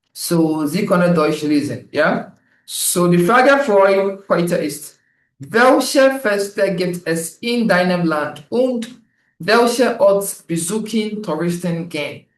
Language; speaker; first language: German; non-native, fluent; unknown